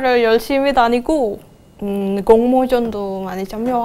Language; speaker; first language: Korean; non-native, fluent; Indonesian